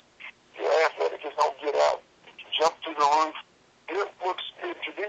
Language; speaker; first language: English; native; English